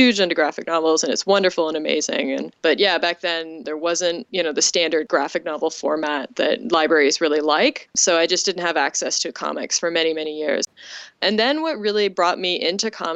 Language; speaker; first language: English; native; English